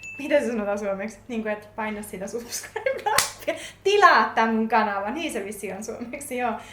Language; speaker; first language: Finnish; native; Finnish